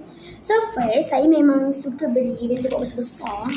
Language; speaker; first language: Malay; native; Malay